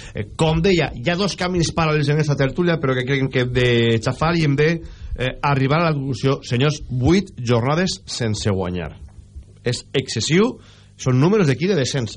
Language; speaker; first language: Catalan; native; Catalan